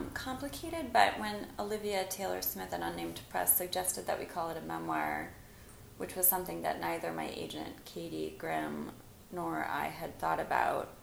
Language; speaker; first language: English; native; English